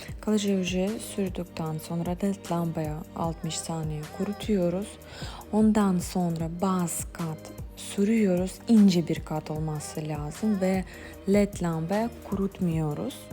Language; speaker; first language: Turkish; non-native, fluent; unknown